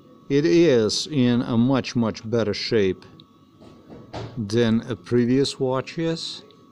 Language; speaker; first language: English; non-native, fluent; Slovenian